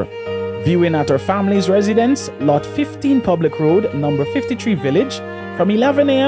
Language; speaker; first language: English; native; English